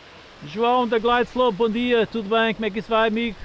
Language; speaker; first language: Portuguese; native; Portuguese